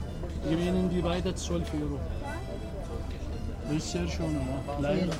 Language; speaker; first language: German; non-native, learner; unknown